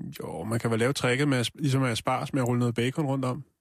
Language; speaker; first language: Danish; native; Danish